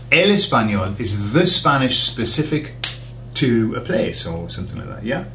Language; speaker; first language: English; native; English